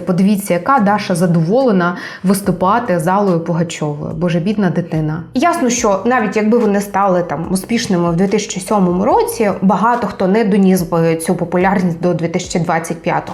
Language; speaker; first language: Ukrainian; native; Ukrainian